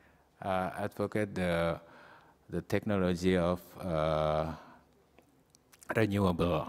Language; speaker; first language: English; non-native, learner; Indonesian